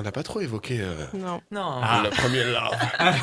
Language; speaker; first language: French; native; French